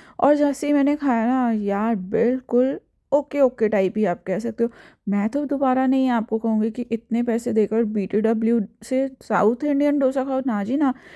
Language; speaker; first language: Hindi; native; Hindi